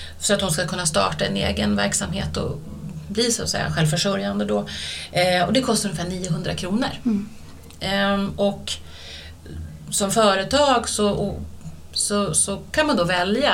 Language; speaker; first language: Swedish; native; Swedish